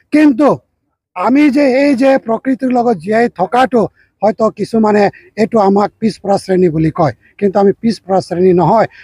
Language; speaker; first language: Assamese; non-native, local second language; Sadri